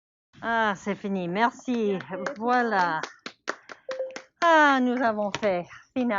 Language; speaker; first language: French; non-native, learner; English